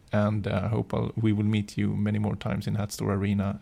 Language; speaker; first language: English; non-native, fluent; Swedish